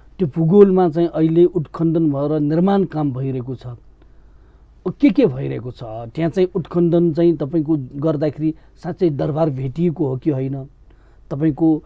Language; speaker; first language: Nepali; non-native, local second language; Newari